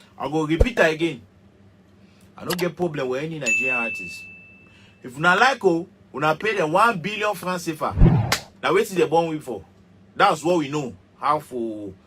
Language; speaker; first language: Nigerian Pidgin; native; Nigerian Pidgin